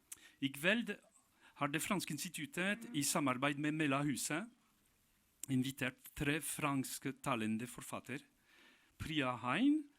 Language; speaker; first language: Norwegian; non-native, fluent; French